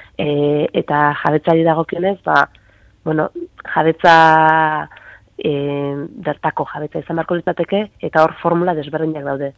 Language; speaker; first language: Basque; native; Basque